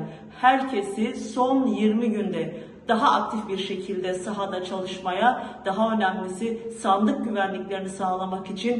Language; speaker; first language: Turkish; native; Turkish